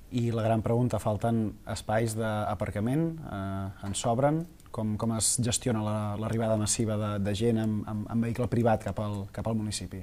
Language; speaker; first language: Catalan; native; Catalan